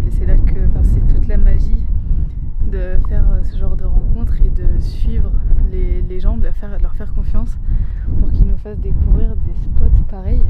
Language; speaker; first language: French; native; French